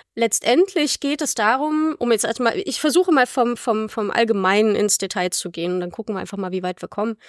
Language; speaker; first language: German; native; German